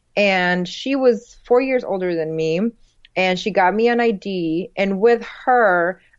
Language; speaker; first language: English; early bilingual, other home language; Spanish